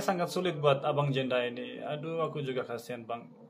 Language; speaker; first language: Indonesian; non-native, learner; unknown